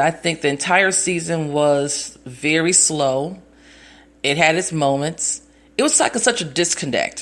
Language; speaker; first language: English; native; English